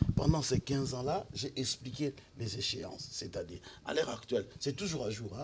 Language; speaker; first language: French; non-native, local second language; Lingala